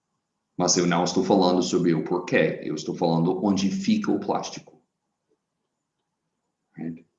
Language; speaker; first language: Portuguese; non-native, fluent; English